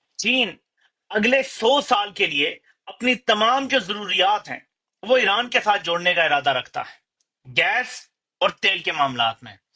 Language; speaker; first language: Urdu; native; Urdu